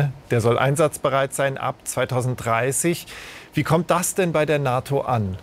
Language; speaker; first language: German; native; German